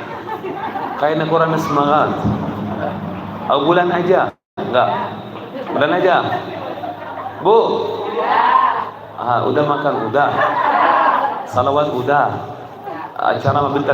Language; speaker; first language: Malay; non-native, fluent; Arabic